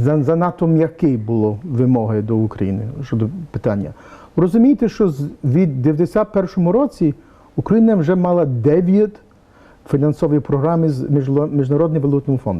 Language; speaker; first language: Ukrainian; early bilingual, heritage; English